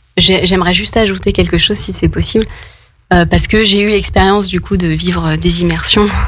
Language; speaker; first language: French; native; French